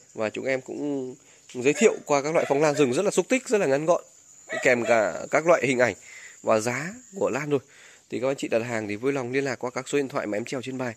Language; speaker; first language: Vietnamese; native; Vietnamese